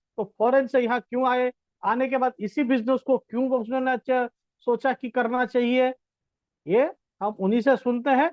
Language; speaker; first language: Hindi; native; Hindi